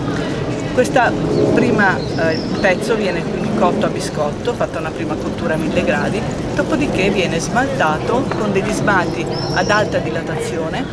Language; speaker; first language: Italian; native; Italian